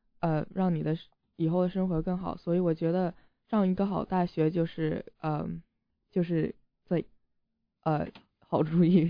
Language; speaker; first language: Chinese; early bilingual, heritage; Chinese